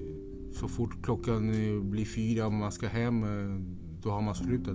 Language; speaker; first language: Swedish; non-native, fluent; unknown